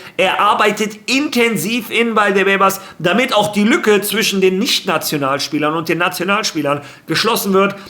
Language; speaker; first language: German; early bilingual, other home language; Spanish